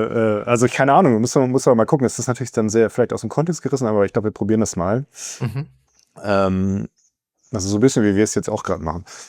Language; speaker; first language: German; native; German